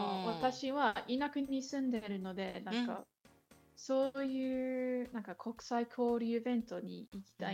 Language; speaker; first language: Japanese; non-native, learner; English